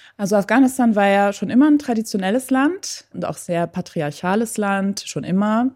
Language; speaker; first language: German; early bilingual, other home language; Persian